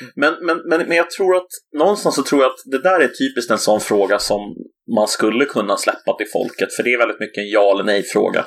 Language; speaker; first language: Swedish; native; Swedish